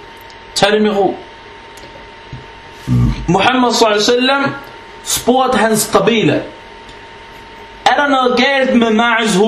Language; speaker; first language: Danish; early bilingual, other home language; Arabic